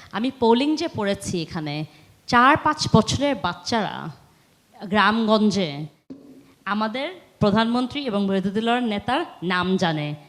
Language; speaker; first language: Bangla; early bilingual, heritage; Bangla